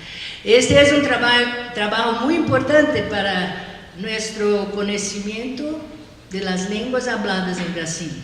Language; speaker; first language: Spanish; non-native, learner; Portuguese